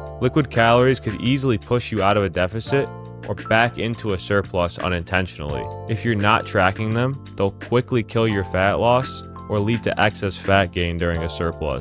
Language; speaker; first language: English; native; English